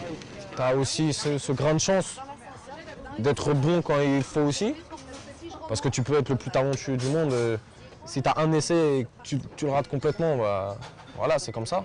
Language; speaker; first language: French; native; French